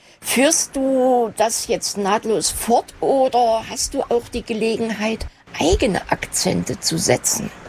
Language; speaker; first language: German; native; German